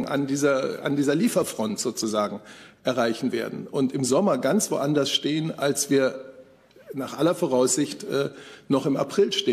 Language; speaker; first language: German; native; German